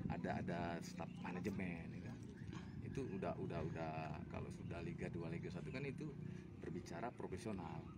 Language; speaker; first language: Indonesian; native; Indonesian